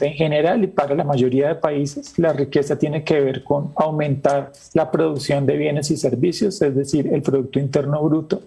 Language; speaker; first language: Spanish; native; Spanish